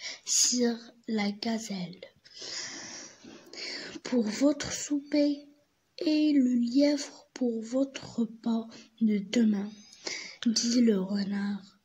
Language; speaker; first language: French; non-native, learner; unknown